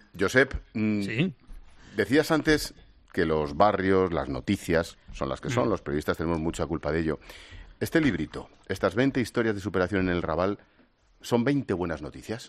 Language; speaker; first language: Spanish; native; Spanish